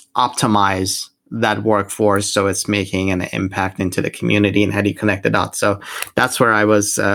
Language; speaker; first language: English; non-native, fluent; Persian